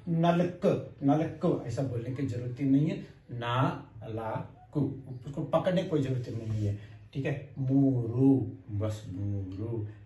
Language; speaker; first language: Hindi; non-native, local second language; Kannada